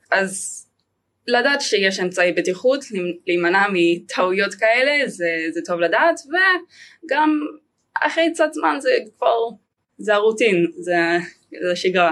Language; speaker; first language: Hebrew; non-native, fluent; English